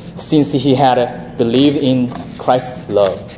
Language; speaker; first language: English; non-native, fluent; Korean